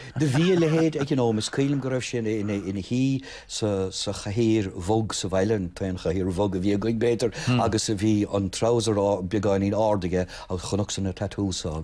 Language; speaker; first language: Irish; non-native, local second language; English